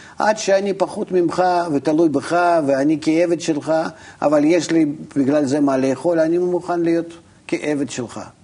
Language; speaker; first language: Hebrew; non-native, fluent; Russian